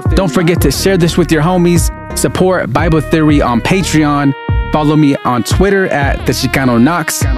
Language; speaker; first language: English; early bilingual, other home language; Spanish